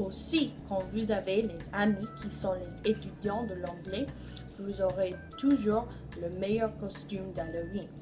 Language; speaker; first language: French; non-native, learner; English